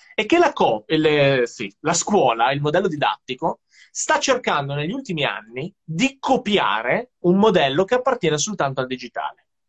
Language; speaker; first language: Italian; native; Italian